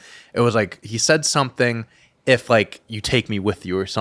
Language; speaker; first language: English; native; English